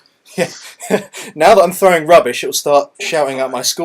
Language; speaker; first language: English; native; English